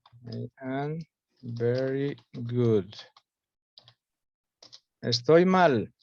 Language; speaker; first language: English; non-native, fluent; Spanish